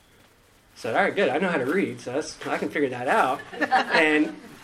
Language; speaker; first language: English; native; English